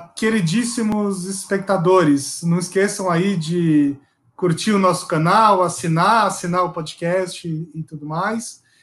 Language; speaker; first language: Portuguese; native; Portuguese